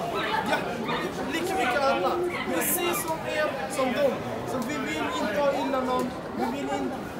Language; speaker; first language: Swedish; non-native, fluent; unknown